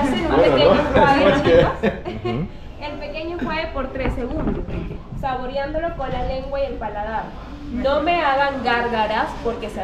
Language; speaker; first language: Spanish; native; Spanish